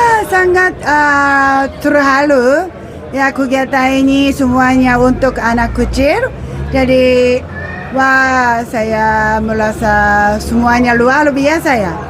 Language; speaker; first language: Indonesian; non-native, learner; Japanese